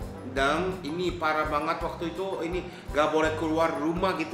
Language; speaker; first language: Indonesian; non-native, fluent; Japanese